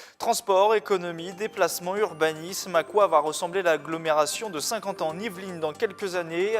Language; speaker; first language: French; native; French